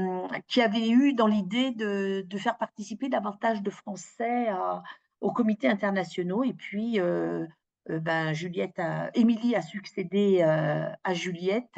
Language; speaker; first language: French; native; French